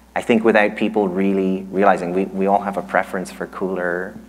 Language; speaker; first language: English; native; English